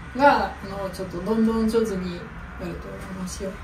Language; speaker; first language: Japanese; non-native, learner; Russian